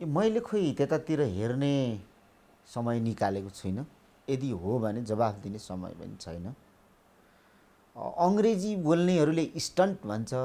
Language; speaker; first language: Nepali; native; Nepali